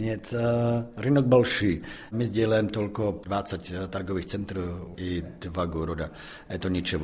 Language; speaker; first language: Russian; non-native, fluent; Czech